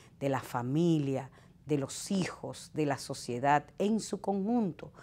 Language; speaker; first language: Spanish; native; Spanish